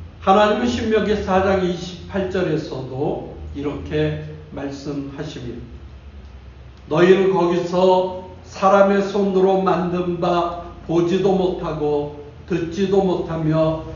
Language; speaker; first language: Korean; native; Korean